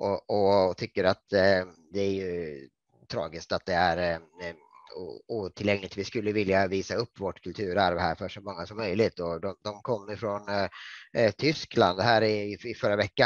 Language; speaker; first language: Swedish; native; Swedish